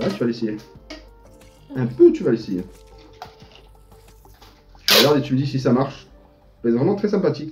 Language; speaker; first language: French; native; French